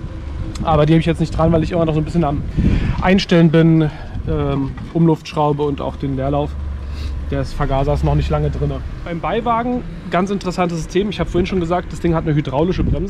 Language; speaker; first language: German; native; German